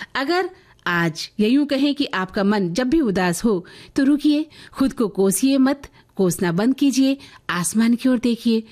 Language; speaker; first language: Hindi; native; Hindi